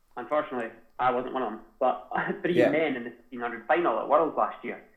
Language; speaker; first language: English; native; English